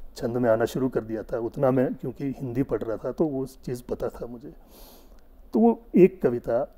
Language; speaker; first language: Hindi; non-native, local second language; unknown